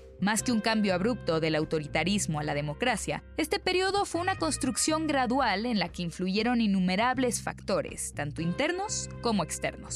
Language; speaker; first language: Spanish; native; Spanish